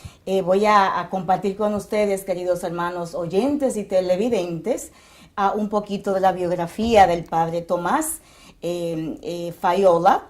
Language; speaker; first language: Spanish; native; Spanish